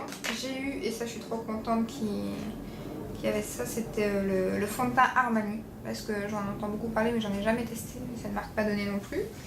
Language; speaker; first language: French; native; French